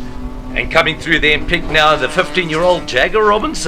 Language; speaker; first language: English; native; English